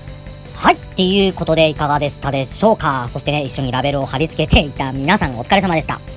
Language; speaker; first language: Japanese; native; Japanese